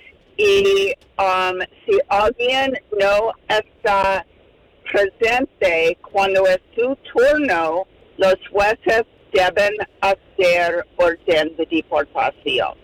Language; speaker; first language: Spanish; non-native, fluent; English